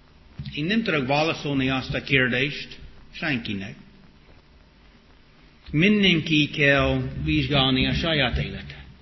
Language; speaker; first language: Hungarian; non-native, fluent; English